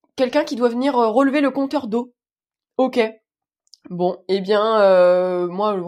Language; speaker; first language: French; native; French